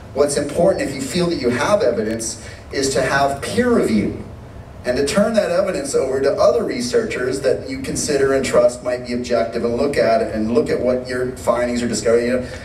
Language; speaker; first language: English; native; English